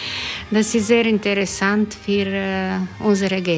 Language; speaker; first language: German; non-native, learner; Croatian